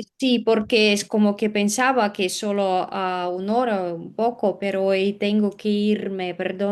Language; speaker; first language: Spanish; non-native, learner; Russian